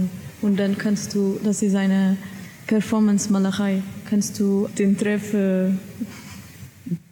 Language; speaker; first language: German; non-native, learner; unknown